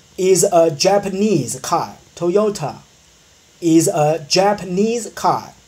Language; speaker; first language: English; non-native, learner; Chinese